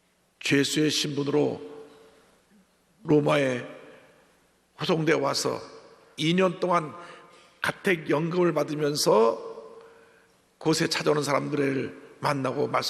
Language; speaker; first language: Korean; native; Korean